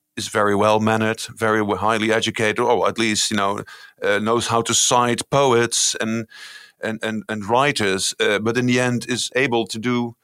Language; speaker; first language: English; non-native, fluent; Dutch